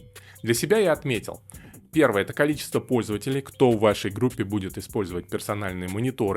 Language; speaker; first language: Russian; native; Russian